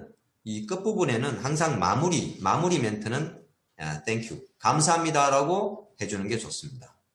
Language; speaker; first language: Korean; native; Korean